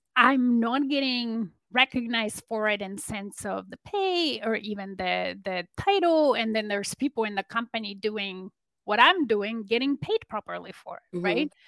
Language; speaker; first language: English; non-native, fluent; Polish